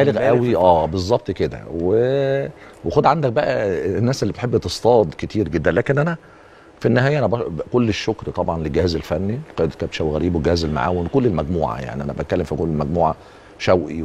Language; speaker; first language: Arabic; native; Arabic